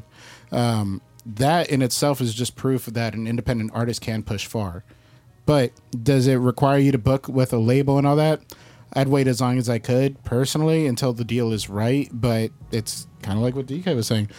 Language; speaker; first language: English; early bilingual, other home language; Spanish